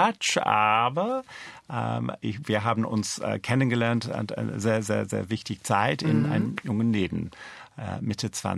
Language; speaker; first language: German; non-native, fluent; English